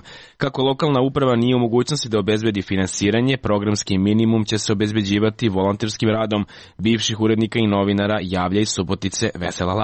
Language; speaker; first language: Serbian; native; Serbian